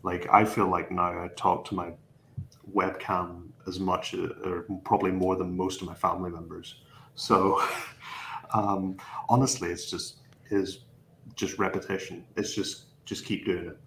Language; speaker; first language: English; native; English